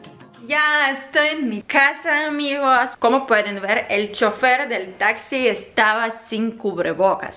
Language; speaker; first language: Spanish; non-native, fluent; Ukrainian